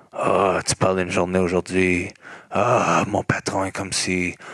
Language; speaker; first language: French; native; French